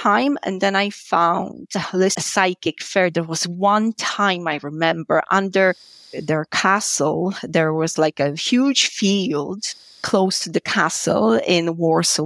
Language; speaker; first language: English; non-native, fluent; Polish